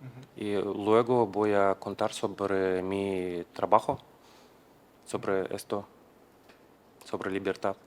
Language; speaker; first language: Spanish; non-native, learner; Russian